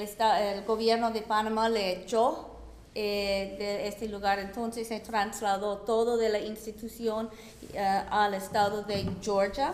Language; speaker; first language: Spanish; non-native, fluent; English